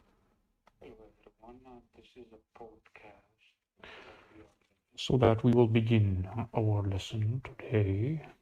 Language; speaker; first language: English; non-native, fluent; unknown